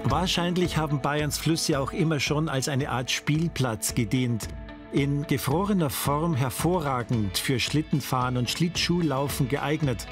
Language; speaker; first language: German; native; German